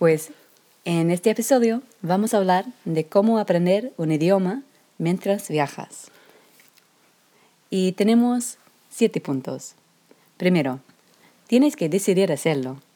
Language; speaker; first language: Spanish; non-native, learner; English